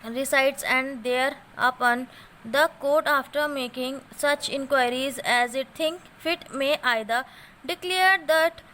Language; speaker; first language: English; non-native, local second language; Hindi